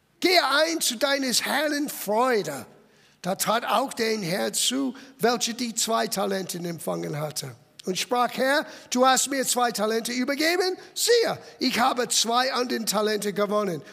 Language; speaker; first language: German; non-native, fluent; English